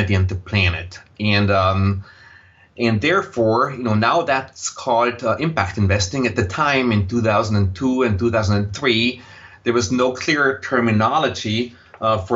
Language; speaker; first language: English; non-native, fluent; German